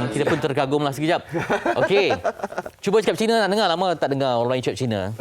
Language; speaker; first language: Malay; native; Malay